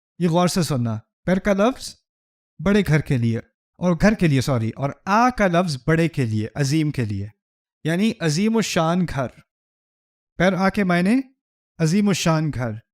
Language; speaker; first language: Urdu; early bilingual, heritage; Urdu